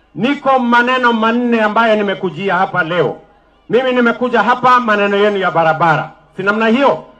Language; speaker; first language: Swahili; non-native, local second language; Kalenjin